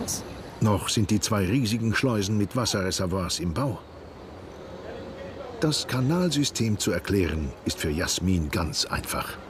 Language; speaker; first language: German; native; German